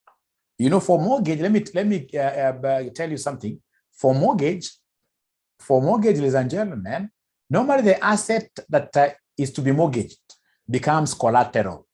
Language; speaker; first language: English; non-native, local second language; Swahili